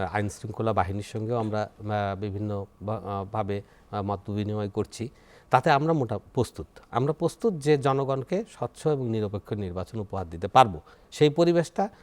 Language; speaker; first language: Bangla; native; Bangla